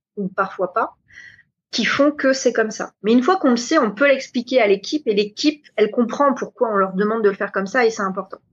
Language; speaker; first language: French; native; French